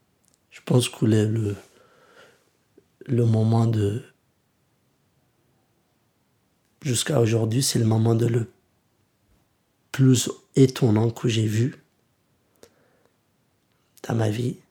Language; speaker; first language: French; early bilingual, other home language; Kurdish